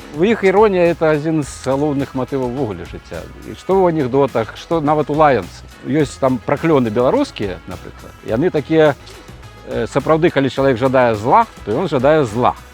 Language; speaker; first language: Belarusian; native; Belarusian